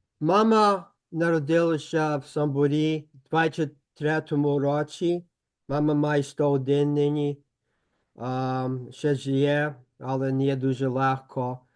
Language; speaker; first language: Ukrainian; early bilingual, heritage; Ukrainian